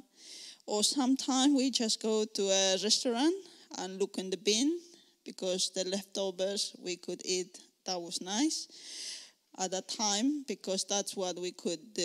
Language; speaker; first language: English; non-native, learner; Spanish